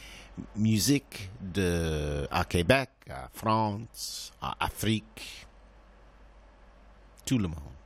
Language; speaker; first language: French; non-native, local second language; English